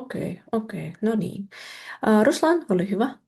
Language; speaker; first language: Finnish; non-native, fluent; Russian